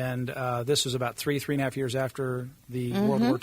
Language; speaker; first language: English; native; English